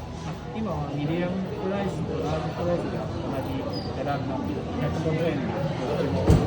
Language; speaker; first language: Japanese; native; Japanese